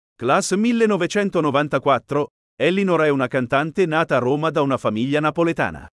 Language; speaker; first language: Italian; native; Italian